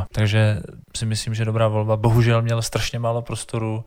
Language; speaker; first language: Czech; native; Czech